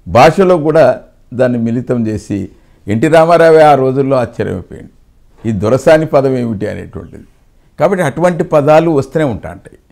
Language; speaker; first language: Telugu; native; Telugu